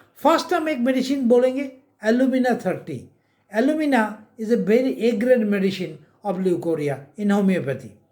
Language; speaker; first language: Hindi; non-native, local second language; Bangla